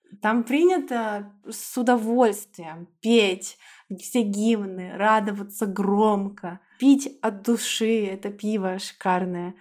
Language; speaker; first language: Russian; native; Russian